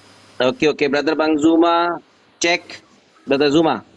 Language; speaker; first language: Indonesian; non-native, learner; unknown